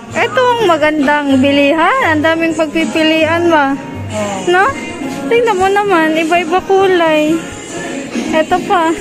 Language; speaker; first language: Filipino; non-native, local second language; Cebuano